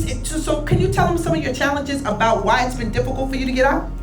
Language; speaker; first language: English; native; English